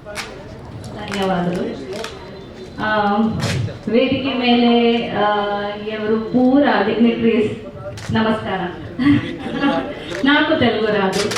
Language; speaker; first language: Telugu; non-native, learner; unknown